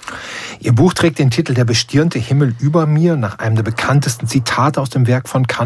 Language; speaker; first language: German; native; German